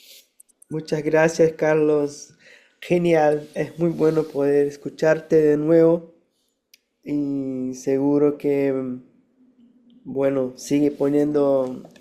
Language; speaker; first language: Spanish; non-native, fluent; Portuguese